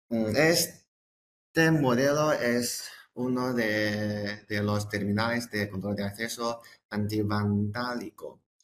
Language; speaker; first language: Spanish; non-native, fluent; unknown